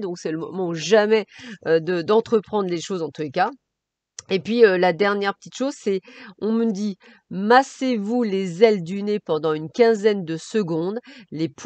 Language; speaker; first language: French; native; French